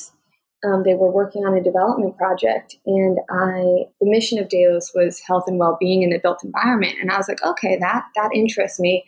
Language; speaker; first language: English; native; English